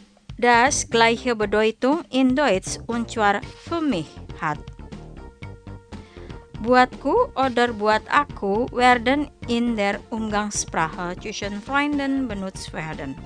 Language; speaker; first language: German; non-native, fluent; Indonesian